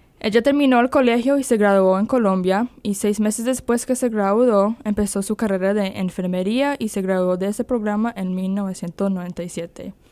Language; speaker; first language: Spanish; early bilingual, heritage; Spanish